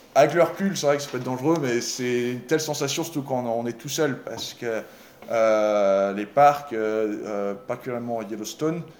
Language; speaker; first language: French; native; French